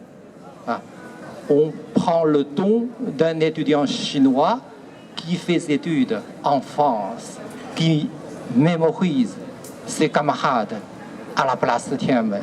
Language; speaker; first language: French; non-native, fluent; Chinese